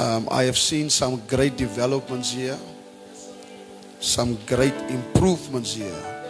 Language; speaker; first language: English; non-native, local second language; Afrikaans